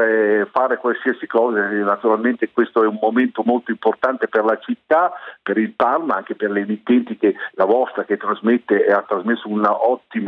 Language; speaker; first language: Italian; native; Italian